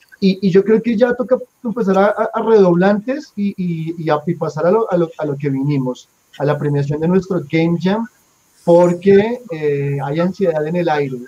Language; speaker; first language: Spanish; native; Spanish